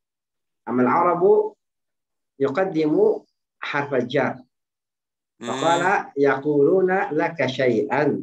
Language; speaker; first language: Arabic; non-native, fluent; Indonesian